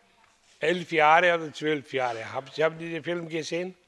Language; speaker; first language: German; non-native, learner; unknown